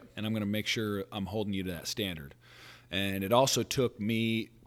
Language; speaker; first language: English; native; English